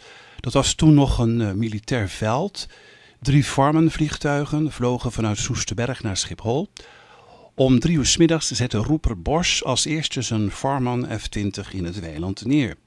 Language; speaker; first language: Dutch; native; Dutch